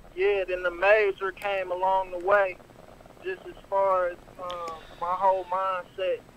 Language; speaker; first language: English; native; English